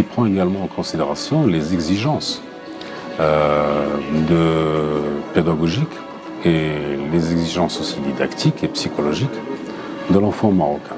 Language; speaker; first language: French; non-native, local second language; Arabic